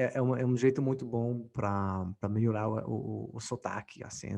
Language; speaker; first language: Portuguese; non-native, fluent; English